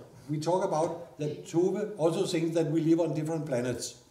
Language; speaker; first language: English; non-native, fluent; Danish